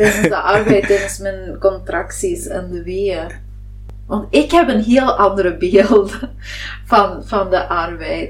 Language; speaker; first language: Dutch; non-native, local second language; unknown